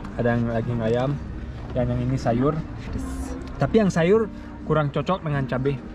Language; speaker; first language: Indonesian; early bilingual, heritage; German